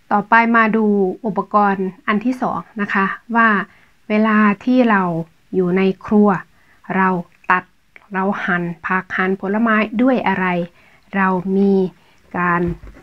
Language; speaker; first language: Thai; native; Thai